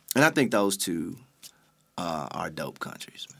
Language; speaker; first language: English; native; English